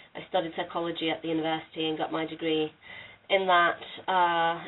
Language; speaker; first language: English; non-native, fluent; Norwegian